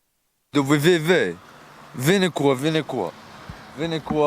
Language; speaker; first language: Italian; non-native, learner; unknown